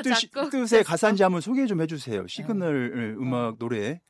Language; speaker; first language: Korean; native; Korean